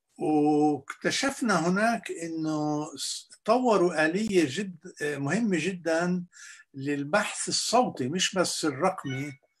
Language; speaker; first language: Arabic; native; Arabic